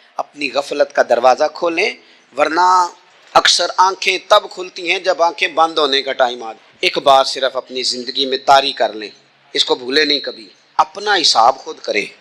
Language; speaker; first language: Urdu; non-native, local second language; Punjabi